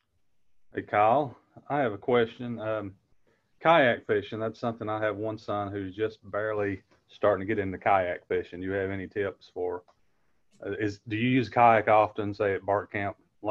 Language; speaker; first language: English; native; English